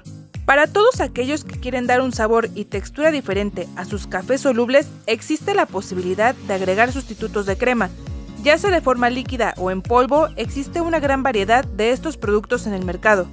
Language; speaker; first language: Spanish; native; Spanish